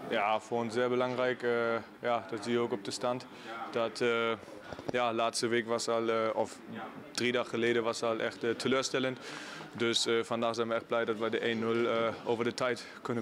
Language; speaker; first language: Dutch; non-native, learner; German